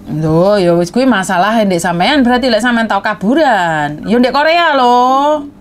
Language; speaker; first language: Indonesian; non-native, local second language; Madurese